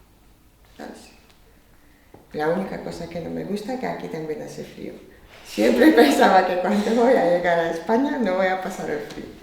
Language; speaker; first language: Spanish; non-native, fluent; Polish